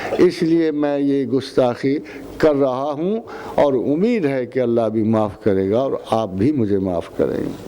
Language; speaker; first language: Urdu; non-native, local second language; Punjabi